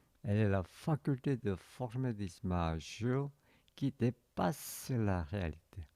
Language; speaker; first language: French; non-native, fluent; Korean